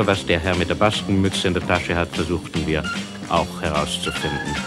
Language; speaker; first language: German; native; German